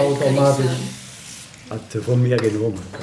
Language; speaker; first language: German; non-native, learner; Italian